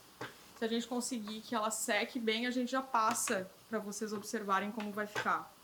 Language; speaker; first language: Portuguese; native; Portuguese